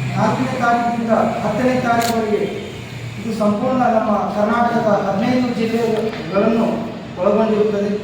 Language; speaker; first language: Kannada; non-native, local second language; Lambadi